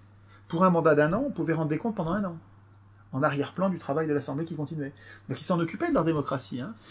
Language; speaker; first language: French; native; French